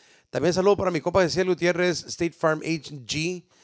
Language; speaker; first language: Spanish; early bilingual, heritage; Spanish